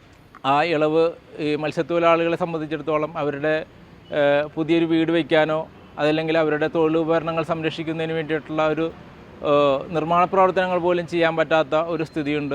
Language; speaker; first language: Malayalam; native; Malayalam